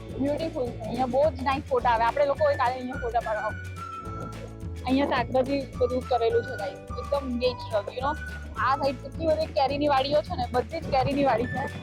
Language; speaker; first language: Gujarati; native; Gujarati